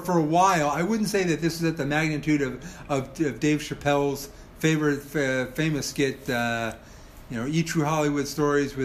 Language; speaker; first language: English; native; English